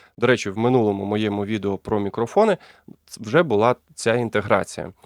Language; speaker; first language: Ukrainian; non-native, local second language; Russian